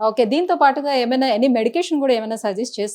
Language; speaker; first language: Telugu; native; Telugu